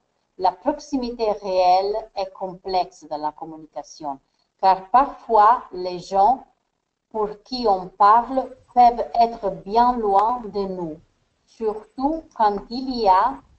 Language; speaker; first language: French; non-native, fluent; Spanish